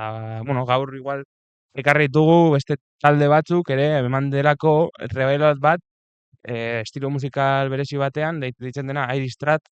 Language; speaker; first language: Basque; non-native, local second language; Spanish